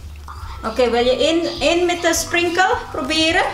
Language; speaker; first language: Dutch; non-native, learner; Indonesian